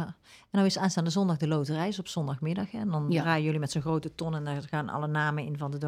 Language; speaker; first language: Dutch; native; Dutch